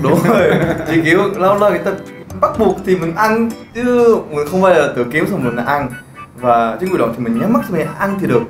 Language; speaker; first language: Vietnamese; non-native, fluent; Korean